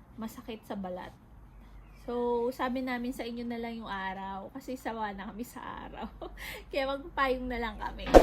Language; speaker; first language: Filipino; native; Filipino